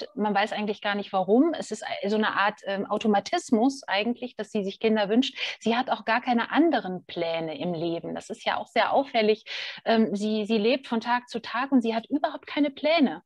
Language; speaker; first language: German; native; German